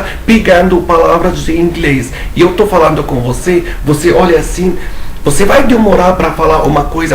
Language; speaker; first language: Portuguese; non-native, fluent; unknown